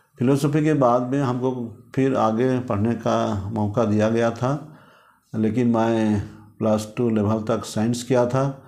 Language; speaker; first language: Hindi; non-native, local second language; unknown